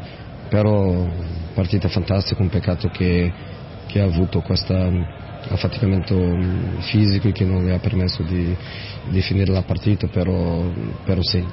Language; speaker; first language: Italian; non-native, fluent; Portuguese